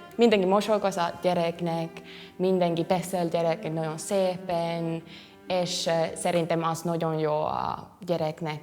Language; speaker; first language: Hungarian; non-native, learner; Finnish